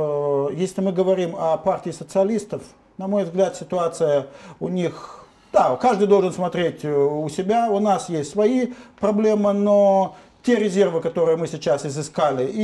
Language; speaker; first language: Russian; native; Russian